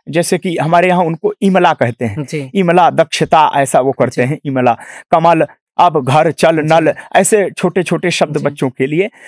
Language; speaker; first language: Hindi; native; Hindi